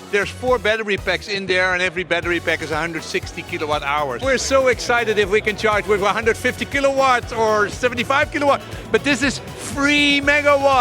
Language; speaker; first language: English; non-native, fluent; Dutch